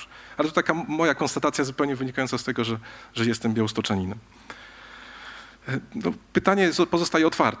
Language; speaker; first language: Polish; native; Polish